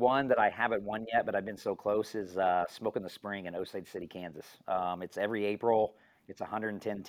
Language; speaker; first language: English; native; English